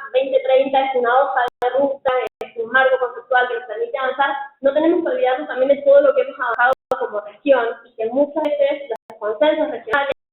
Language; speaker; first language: Spanish; native; Spanish